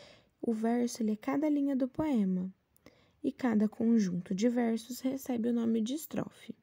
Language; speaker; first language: Portuguese; native; Portuguese